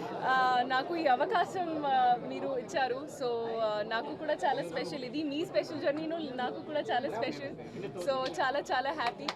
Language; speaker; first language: Telugu; non-native, fluent; Hindi